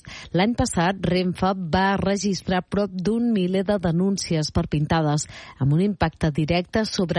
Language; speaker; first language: Catalan; native; Catalan